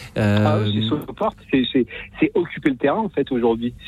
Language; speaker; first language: French; native; French